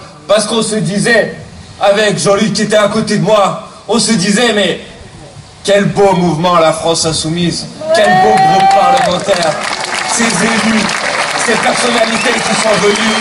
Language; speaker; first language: French; native; French